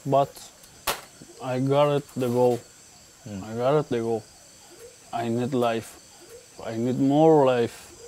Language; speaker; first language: English; non-native, learner; Persian